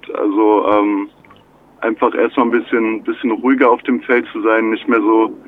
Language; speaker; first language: German; native; German